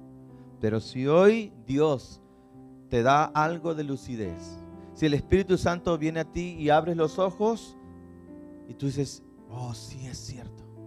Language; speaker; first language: Spanish; native; Spanish